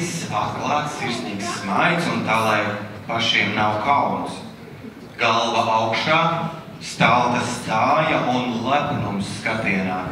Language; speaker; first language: Latvian; native; Latvian